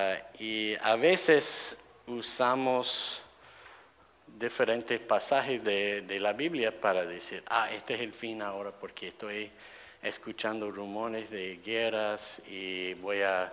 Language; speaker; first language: Spanish; non-native, fluent; English